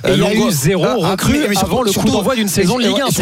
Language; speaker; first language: French; native; French